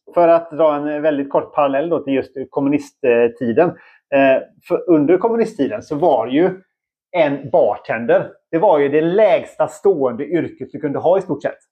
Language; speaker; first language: Swedish; native; Swedish